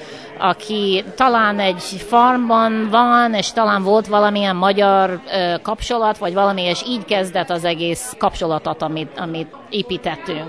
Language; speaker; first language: Hungarian; early bilingual, heritage; English